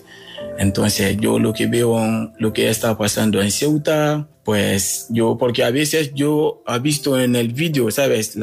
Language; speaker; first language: Spanish; non-native, fluent; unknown